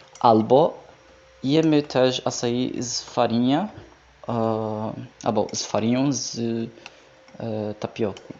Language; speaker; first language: Polish; non-native, learner; Portuguese